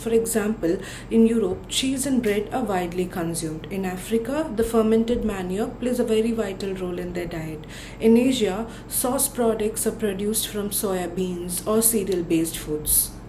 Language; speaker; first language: English; non-native, local second language; Tamil